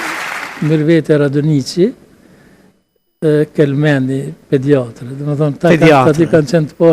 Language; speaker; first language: Albanian; native; Albanian